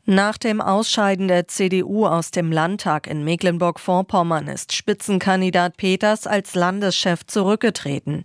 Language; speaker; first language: German; native; German